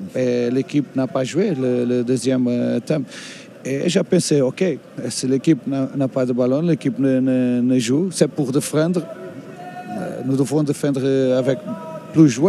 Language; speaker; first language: French; non-native, learner; Portuguese